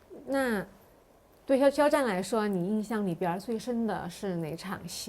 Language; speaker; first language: Chinese; native; Chinese